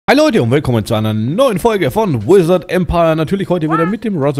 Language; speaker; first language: German; native; German